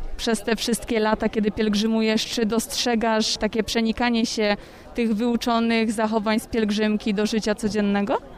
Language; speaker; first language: Polish; native; Polish